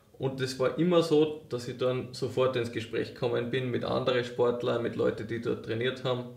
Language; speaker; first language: German; native; German